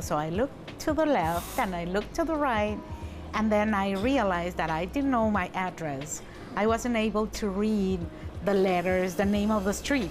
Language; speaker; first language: English; non-native, fluent; Spanish